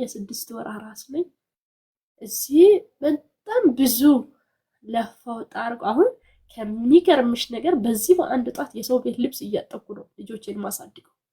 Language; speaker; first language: Amharic; non-native, local second language; Sebat Bet Gurage